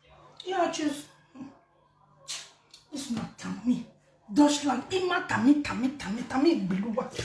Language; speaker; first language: German; non-native, learner; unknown